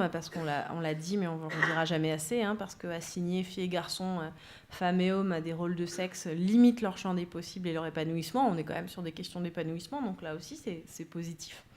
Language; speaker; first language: French; native; French